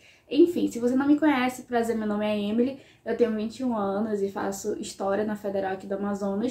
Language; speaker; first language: Portuguese; native; Portuguese